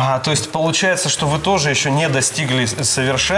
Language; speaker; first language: Russian; native; Russian